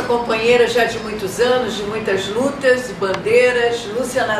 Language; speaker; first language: Portuguese; native; Portuguese